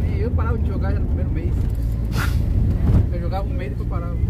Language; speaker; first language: Portuguese; native; Portuguese